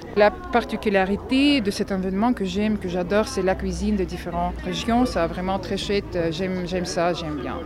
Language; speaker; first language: French; non-native, fluent; Russian